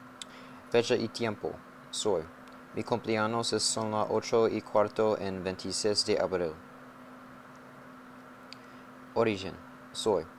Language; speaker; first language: Spanish; non-native, learner; English